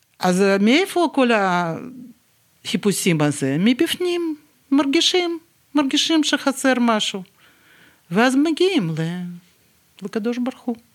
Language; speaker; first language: Hebrew; non-native, fluent; Russian